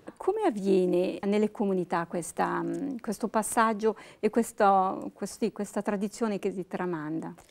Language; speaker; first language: Italian; native; Italian